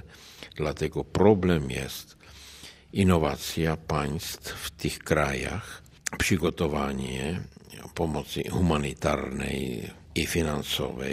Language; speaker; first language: Polish; non-native, learner; Czech